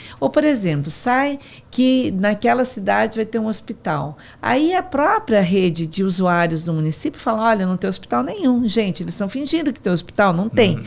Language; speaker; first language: Portuguese; native; Portuguese